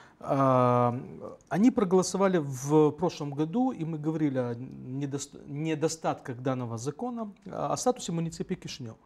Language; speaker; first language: Russian; native; Russian